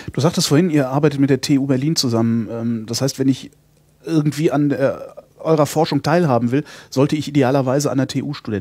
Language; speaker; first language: German; native; German